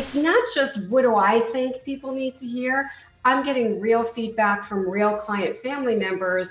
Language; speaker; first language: English; native; English